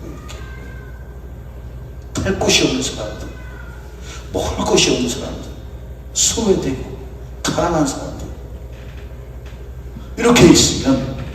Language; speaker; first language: Korean; native; Korean